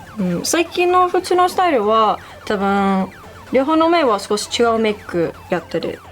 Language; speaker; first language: Japanese; non-native, learner; English